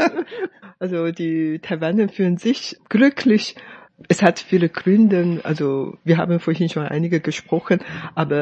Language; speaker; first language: German; non-native, fluent; Chinese